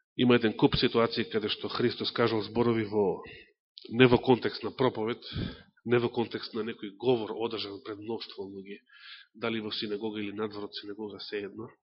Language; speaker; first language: Macedonian; native; Macedonian